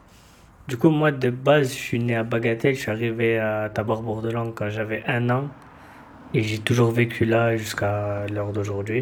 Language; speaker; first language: French; native; French